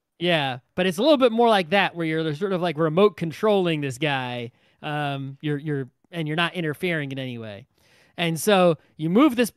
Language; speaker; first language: English; native; English